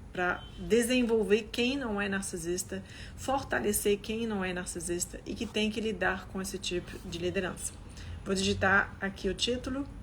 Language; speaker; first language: Portuguese; non-native, fluent; French